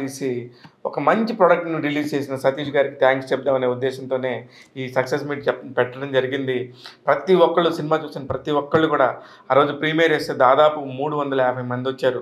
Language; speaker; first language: Telugu; native; Telugu